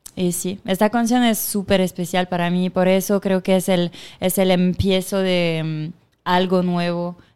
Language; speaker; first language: Spanish; non-native, fluent; French